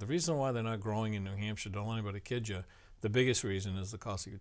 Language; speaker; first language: English; native; English